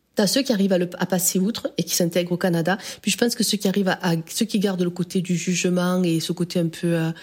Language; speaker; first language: French; native; French